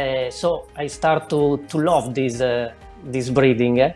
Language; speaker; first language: English; non-native, learner; Italian